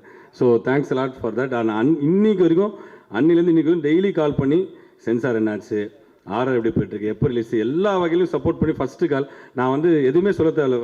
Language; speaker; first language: Tamil; native; Tamil